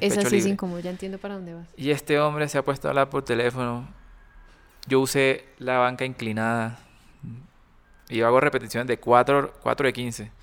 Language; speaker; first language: Spanish; native; Spanish